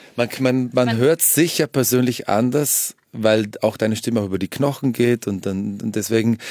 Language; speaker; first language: German; native; German